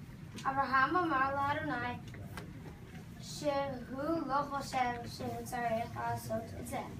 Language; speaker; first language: Hebrew; non-native, learner; English